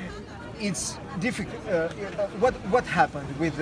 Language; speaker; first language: English; non-native, fluent; Romanian